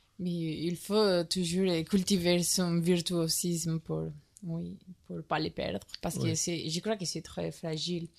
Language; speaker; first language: French; non-native, learner; Spanish